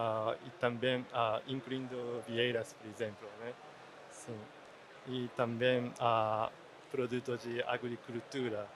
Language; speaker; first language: Portuguese; non-native, learner; Japanese